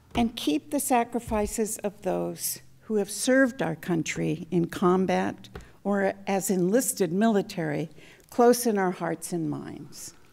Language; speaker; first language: English; native; English